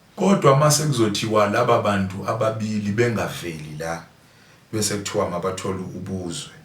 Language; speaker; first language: Zulu; native; Zulu